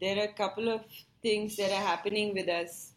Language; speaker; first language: English; non-native, local second language; Tulu